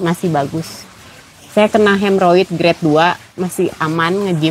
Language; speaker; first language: Indonesian; native; Indonesian